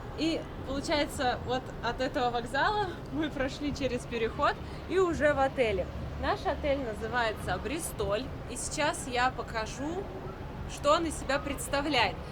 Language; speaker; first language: Russian; native; Russian